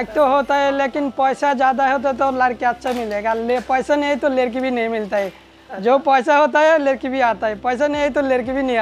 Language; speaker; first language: Hindi; non-native, learner; Bangla